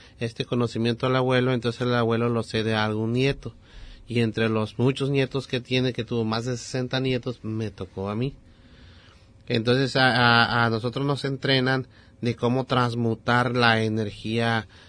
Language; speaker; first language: Spanish; non-native, local second language; Nahuatl languages